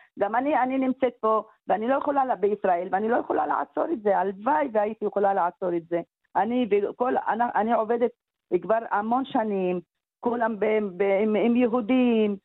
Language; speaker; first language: Hebrew; non-native, local second language; Arabic